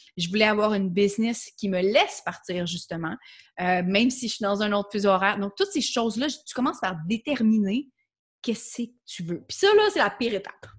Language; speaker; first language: French; native; French